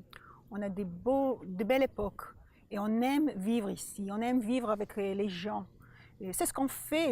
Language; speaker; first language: French; non-native, learner; Hebrew